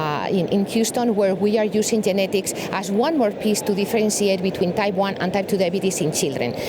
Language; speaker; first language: English; non-native, fluent; Spanish